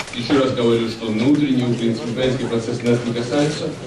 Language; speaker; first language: Russian; non-native, local second language; Georgian